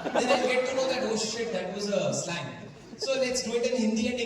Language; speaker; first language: English; non-native, local second language; Hindi